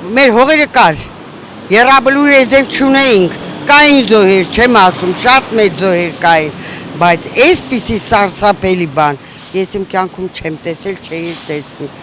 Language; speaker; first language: Armenian; native; Armenian